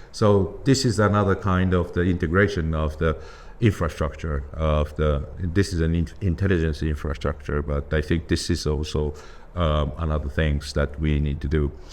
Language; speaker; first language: English; non-native, fluent; Japanese